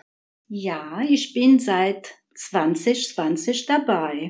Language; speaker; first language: German; non-native, fluent; Arabic